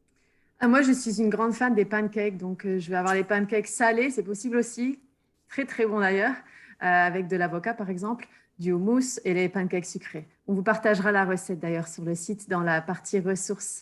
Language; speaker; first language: French; native; French